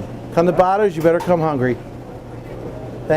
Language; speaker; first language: English; native; English